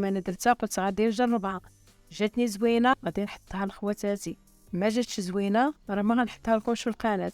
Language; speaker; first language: Arabic; native; Arabic